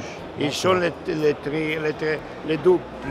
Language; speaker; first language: French; non-native, learner; Italian